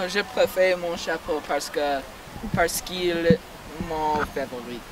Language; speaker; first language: French; non-native, learner; English